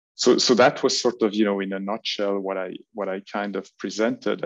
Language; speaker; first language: English; non-native, fluent; French